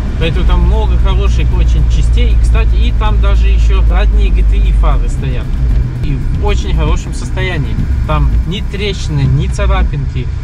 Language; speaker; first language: Russian; early bilingual, heritage; Russian